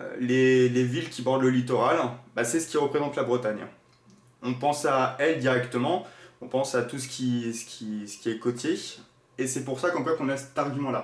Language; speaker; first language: French; native; French